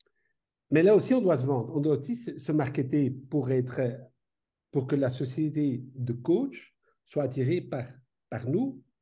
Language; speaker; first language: French; native; French